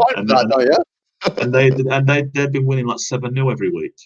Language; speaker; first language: English; native; English